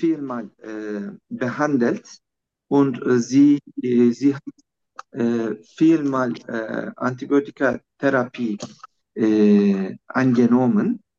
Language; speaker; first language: German; non-native, learner; Turkish